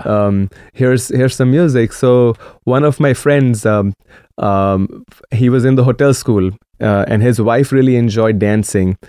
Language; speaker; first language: English; non-native, local second language; Marathi